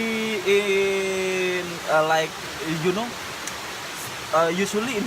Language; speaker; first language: English; non-native, learner; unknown